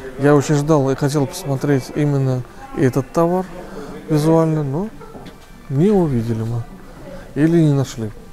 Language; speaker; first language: Russian; native; Russian